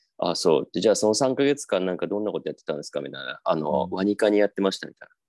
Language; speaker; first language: Japanese; native; Japanese